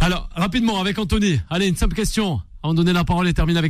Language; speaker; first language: French; native; French